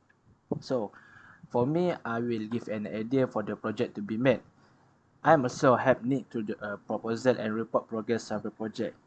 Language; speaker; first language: English; non-native, learner; Malay